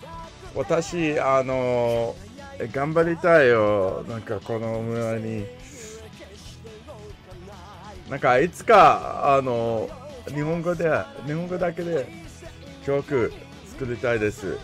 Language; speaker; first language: Japanese; non-native, learner; English